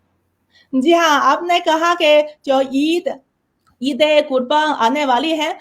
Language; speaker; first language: Hindi; non-native, fluent; Chinese